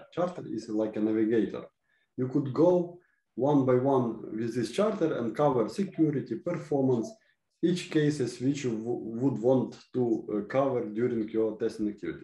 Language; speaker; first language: English; non-native, fluent; Ukrainian